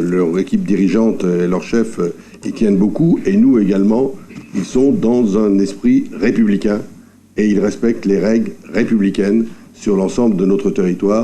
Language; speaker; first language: French; native; French